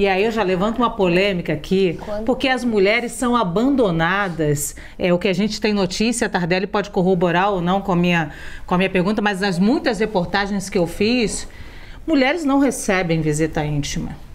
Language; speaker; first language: Portuguese; native; Portuguese